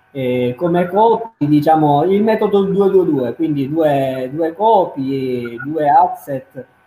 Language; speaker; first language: Italian; native; Italian